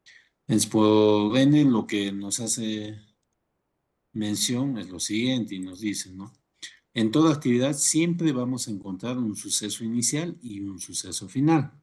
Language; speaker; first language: Spanish; native; Spanish